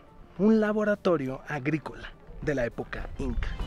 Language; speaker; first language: Spanish; native; Spanish